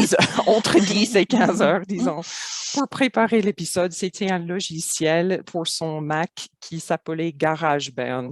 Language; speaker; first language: French; non-native, fluent; English